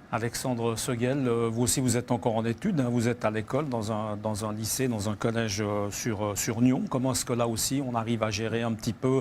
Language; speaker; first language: French; native; French